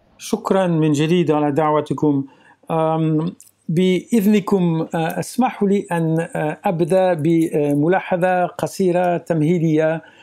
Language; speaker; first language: Arabic; non-native, fluent; French